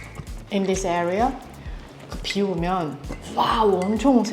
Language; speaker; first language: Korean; non-native, learner; Chinese